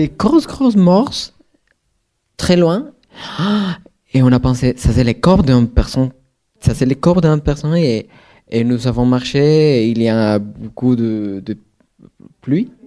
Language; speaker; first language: French; non-native, fluent; Spanish